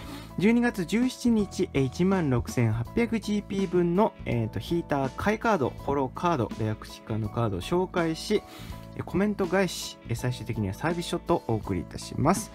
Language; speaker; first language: Japanese; native; Japanese